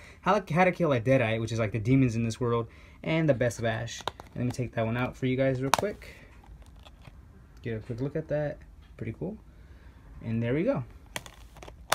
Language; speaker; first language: English; native; English